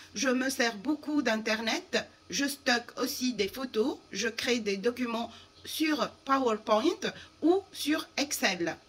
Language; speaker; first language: French; non-native, fluent; Arabic